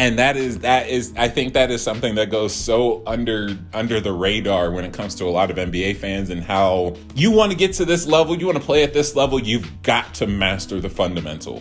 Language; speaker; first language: English; native; English